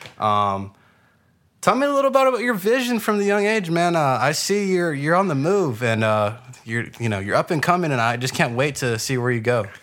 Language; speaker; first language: English; early bilingual, other home language; Spanish